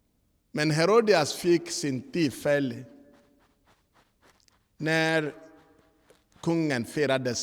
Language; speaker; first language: Swedish; non-native, fluent; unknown